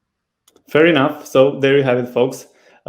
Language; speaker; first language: English; non-native, fluent; Romanian